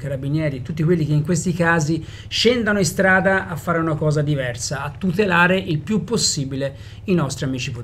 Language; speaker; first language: Italian; native; Italian